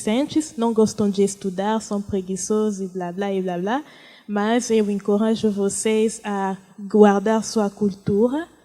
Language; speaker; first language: Portuguese; non-native, fluent; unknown